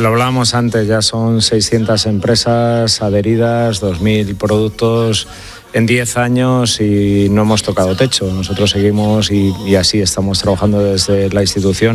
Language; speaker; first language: Spanish; native; Spanish